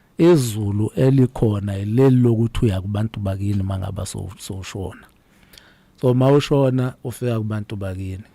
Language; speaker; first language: Zulu; native; Zulu